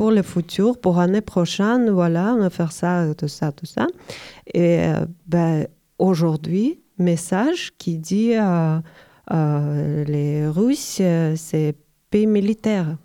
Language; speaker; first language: French; non-native, learner; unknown